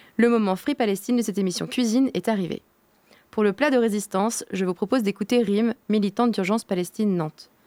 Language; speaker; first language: French; native; French